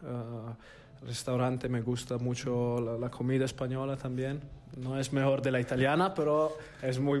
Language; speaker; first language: Spanish; non-native, learner; Italian